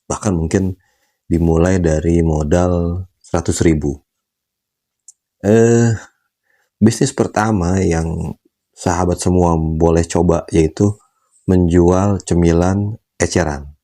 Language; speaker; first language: Indonesian; native; Indonesian